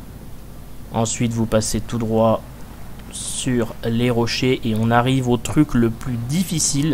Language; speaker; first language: French; native; French